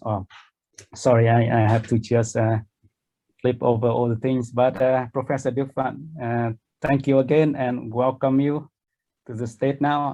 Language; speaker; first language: English; non-native, fluent; Vietnamese